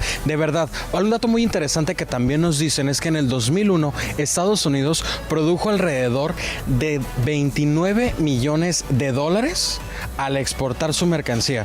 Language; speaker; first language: Spanish; native; Spanish